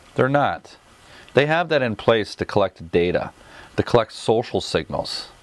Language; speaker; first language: English; native; English